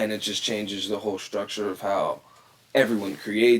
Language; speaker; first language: English; native; English